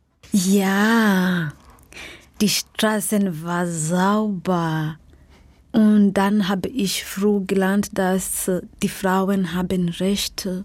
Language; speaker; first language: German; non-native, learner; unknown